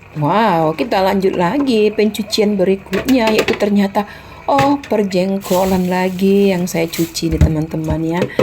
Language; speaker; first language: Indonesian; non-native, local second language; Minangkabau